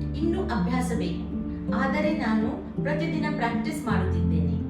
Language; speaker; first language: Kannada; non-native, learner; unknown